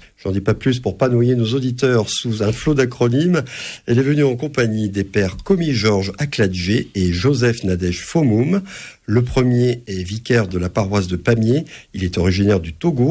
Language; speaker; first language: French; native; French